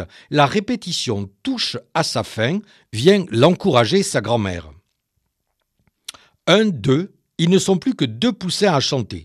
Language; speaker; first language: French; native; French